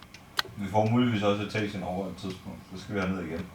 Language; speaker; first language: Danish; native; Danish